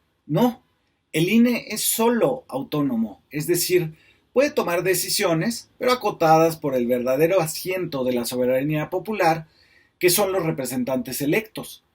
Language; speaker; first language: Spanish; native; Spanish